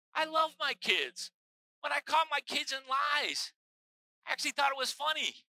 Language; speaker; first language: English; native; English